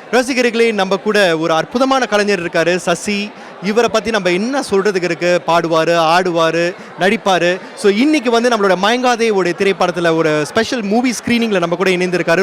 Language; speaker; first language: Tamil; native; Tamil